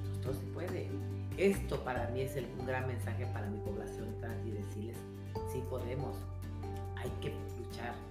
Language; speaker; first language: Spanish; native; Spanish